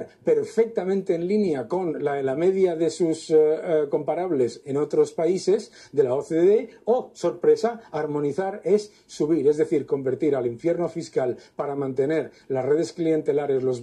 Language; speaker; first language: Spanish; native; Spanish